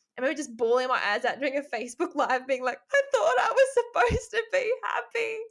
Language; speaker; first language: English; native; English